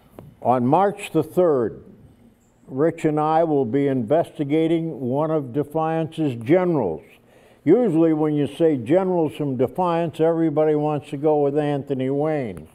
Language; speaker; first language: English; native; English